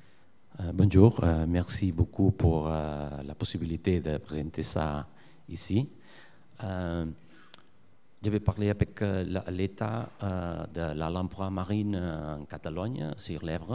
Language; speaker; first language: French; non-native, learner; Catalan